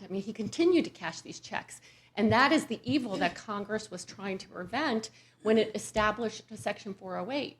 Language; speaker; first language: English; native; English